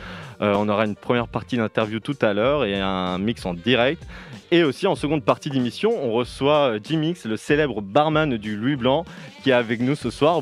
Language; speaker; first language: French; native; French